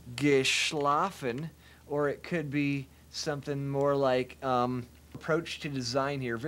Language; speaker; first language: English; native; English